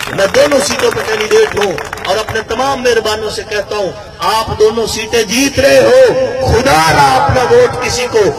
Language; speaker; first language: Urdu; non-native, local second language; Punjabi